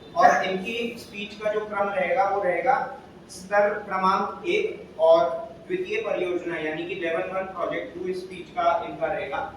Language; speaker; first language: Hindi; native; Hindi